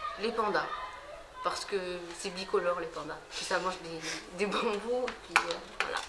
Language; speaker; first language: French; native; French